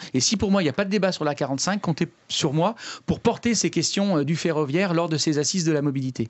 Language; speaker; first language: French; native; French